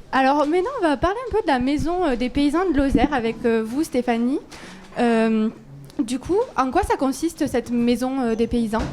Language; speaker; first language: French; native; French